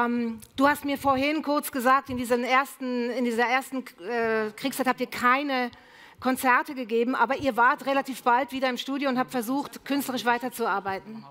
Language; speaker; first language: German; native; German